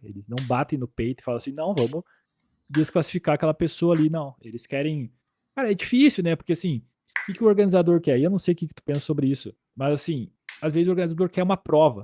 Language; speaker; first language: Portuguese; native; Portuguese